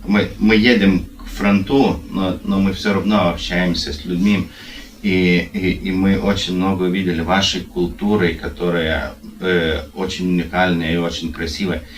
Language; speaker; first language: Russian; non-native, learner; Lithuanian